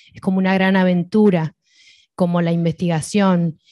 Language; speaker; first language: Spanish; native; Spanish